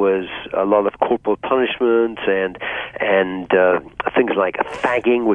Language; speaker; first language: English; native; English